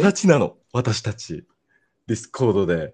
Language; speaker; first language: Japanese; non-native, learner; Indonesian